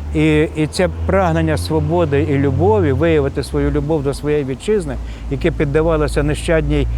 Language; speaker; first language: Ukrainian; native; Ukrainian